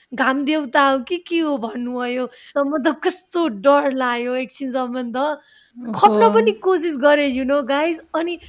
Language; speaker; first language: Nepali; early bilingual, heritage; Nepali